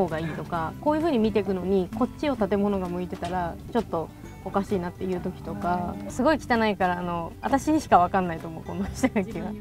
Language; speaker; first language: Japanese; native; Japanese